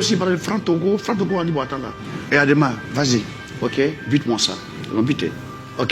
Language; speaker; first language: French; non-native, local second language; Dyula